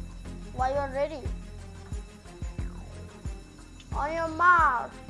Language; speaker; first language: English; non-native, learner; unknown